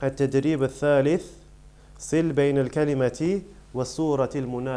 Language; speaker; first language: Arabic; non-native, fluent; English